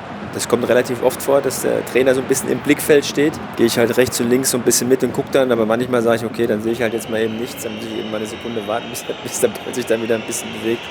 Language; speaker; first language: German; native; German